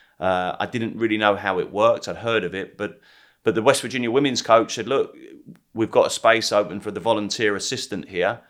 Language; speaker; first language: English; native; English